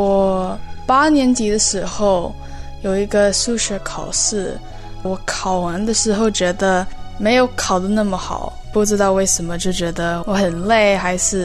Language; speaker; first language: Chinese; early bilingual, heritage; Chinese